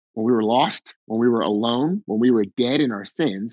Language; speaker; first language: English; native; English